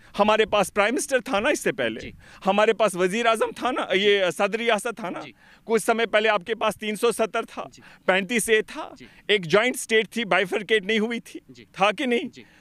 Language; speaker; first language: Hindi; non-native, local second language; Kashmiri